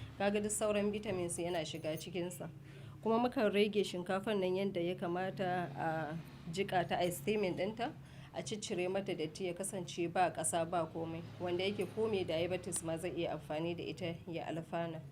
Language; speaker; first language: Hausa; native; Hausa